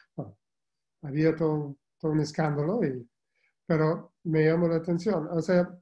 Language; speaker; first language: Spanish; non-native, fluent; English